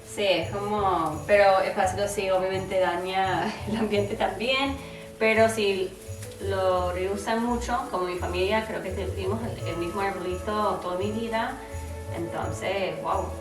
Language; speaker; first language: Spanish; non-native, learner; English